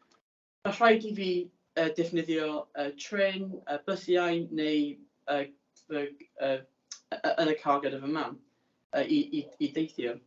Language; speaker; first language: Welsh; non-native, learner; English